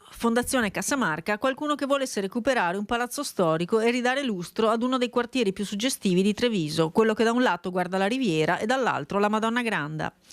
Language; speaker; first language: Italian; native; Italian